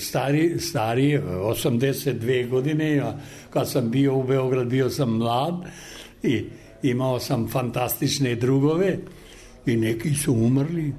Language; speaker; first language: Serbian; non-native, local second language; Albanian